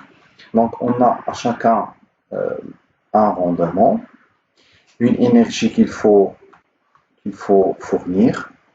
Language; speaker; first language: French; non-native, local second language; Arabic